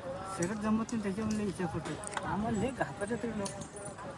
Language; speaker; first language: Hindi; non-native, local second language; Marathi